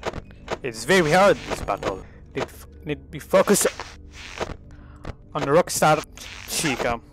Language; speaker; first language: English; non-native, learner; Italian